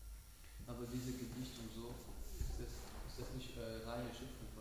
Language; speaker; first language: German; non-native, learner; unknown